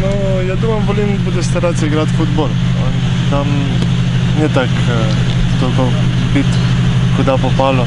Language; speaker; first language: Russian; non-native, learner; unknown